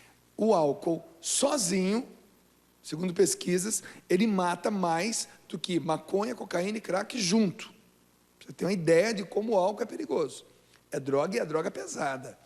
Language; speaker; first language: Portuguese; native; Portuguese